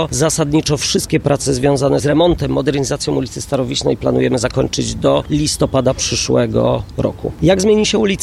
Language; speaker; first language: Polish; native; Polish